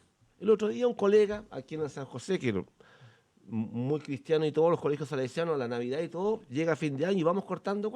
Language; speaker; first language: Spanish; native; Spanish